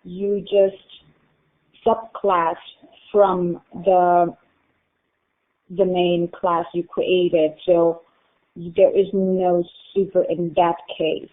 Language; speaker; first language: English; non-native, fluent; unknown